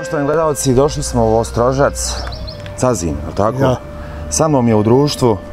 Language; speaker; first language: Bosnian; native; Bosnian